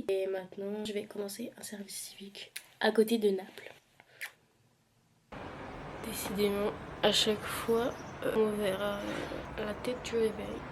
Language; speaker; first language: French; native; French